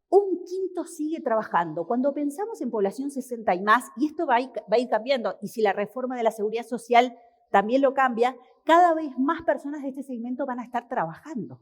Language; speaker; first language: Spanish; native; Spanish